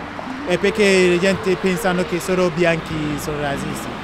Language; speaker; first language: Italian; non-native, learner; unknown